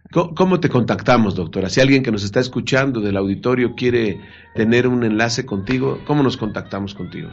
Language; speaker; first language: Spanish; native; Spanish